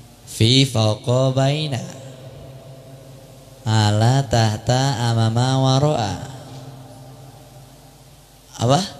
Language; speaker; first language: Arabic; non-native, fluent; Indonesian